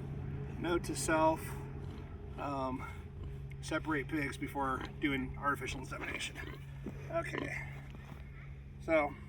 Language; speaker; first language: English; native; English